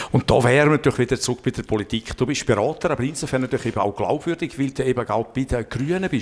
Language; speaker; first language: German; native; German